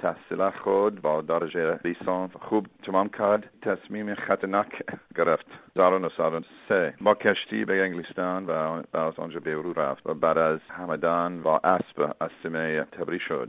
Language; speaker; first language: Persian; non-native, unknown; English